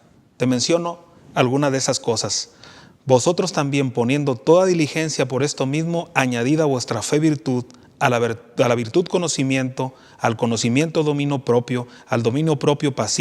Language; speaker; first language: Spanish; native; Spanish